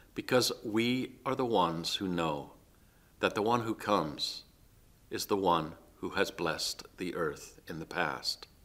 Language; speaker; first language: English; native; English